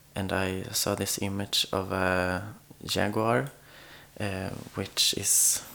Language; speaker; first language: English; non-native, fluent; Swedish